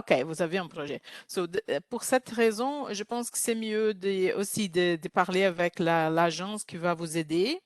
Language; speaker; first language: French; non-native, learner; Portuguese